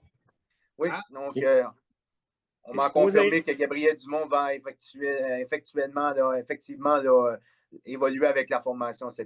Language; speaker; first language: French; native; French